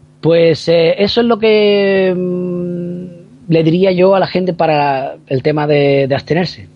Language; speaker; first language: Spanish; native; Spanish